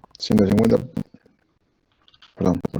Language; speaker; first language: Spanish; native; Spanish